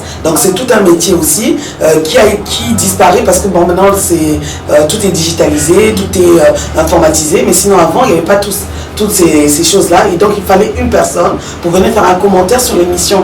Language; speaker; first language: French; early bilingual, other home language; Lingala